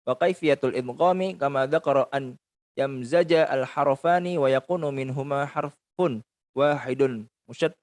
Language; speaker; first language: Arabic; non-native, learner; Indonesian